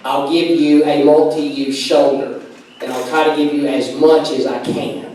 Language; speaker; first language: English; native; English